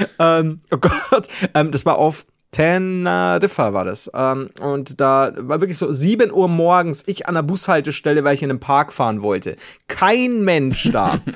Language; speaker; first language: German; native; German